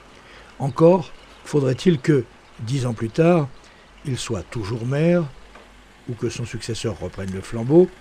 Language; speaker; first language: French; native; French